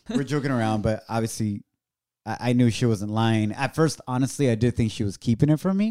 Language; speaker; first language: English; early bilingual, other home language; Spanish